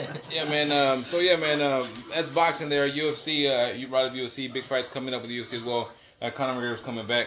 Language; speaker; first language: English; early bilingual, other home language; Spanish